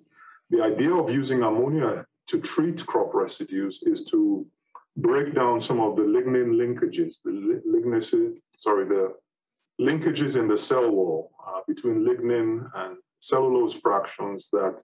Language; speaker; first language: English; non-native, local second language; Yoruba